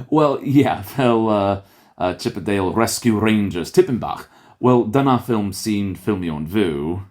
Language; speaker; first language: Welsh; non-native, learner; English